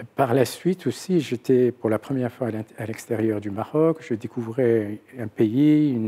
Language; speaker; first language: French; non-native, local second language; Arabic